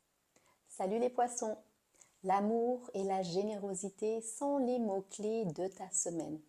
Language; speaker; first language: French; native; French